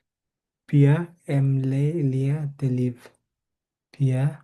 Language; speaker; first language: French; non-native, learner; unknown